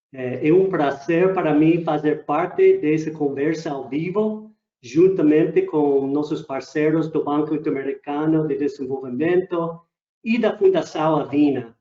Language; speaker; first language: Portuguese; non-native, fluent; English